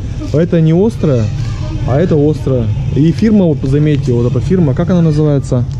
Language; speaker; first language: Russian; native; Russian